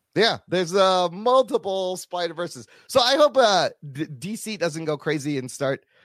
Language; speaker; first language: English; native; English